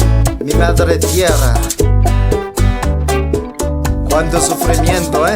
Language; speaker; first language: Spanish; non-native, learner; Haitian Creole